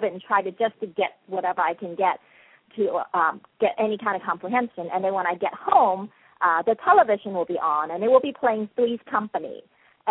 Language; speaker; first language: English; non-native, local second language; Cantonese